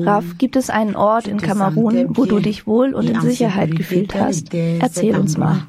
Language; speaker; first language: German; non-native, fluent; French